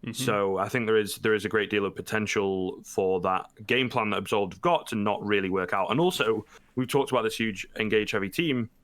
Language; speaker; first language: English; native; English